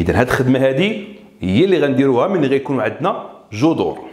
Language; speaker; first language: Arabic; native; Arabic